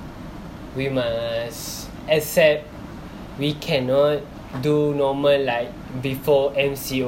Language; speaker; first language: English; non-native, local second language; Malay